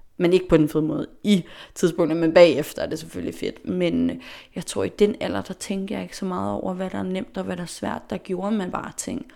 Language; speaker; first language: Danish; non-native, local second language; Faroese